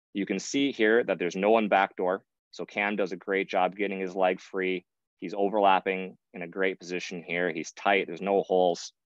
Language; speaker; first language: English; native; English